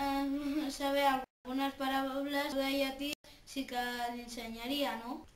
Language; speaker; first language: Catalan; non-native, local second language; Spanish